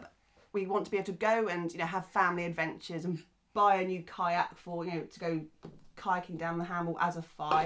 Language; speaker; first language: English; native; English